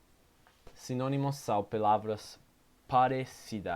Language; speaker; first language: Portuguese; non-native, learner; English